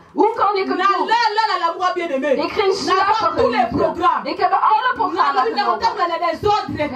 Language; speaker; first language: Dutch; non-native, fluent; Lingala